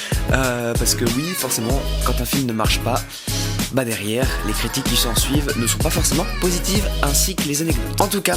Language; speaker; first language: French; native; French